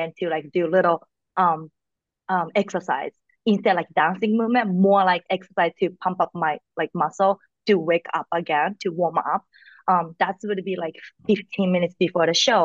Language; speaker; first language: English; non-native, learner; Japanese